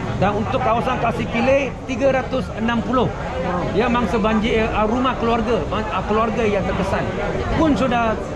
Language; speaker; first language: Malay; non-native, local second language; Chinese